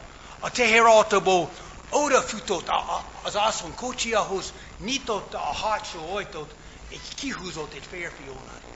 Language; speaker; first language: Hungarian; non-native, fluent; English